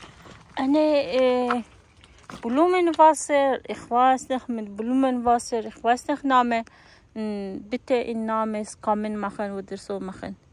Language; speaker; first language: German; non-native, learner; Persian